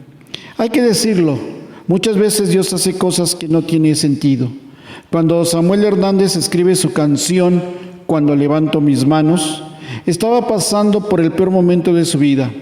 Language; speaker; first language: Spanish; native; Spanish